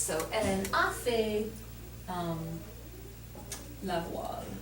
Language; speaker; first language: French; non-native, learner; English